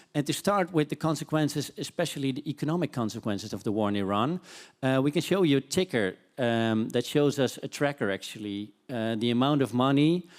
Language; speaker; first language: English; non-native, fluent; Dutch